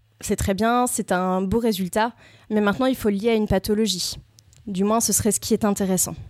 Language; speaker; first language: French; native; French